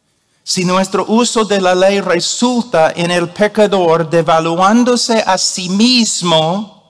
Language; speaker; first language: Spanish; non-native, fluent; English